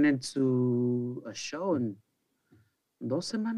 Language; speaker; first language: Spanish; early bilingual, heritage; Spanish